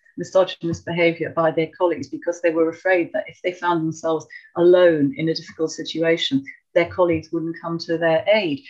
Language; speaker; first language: English; native; English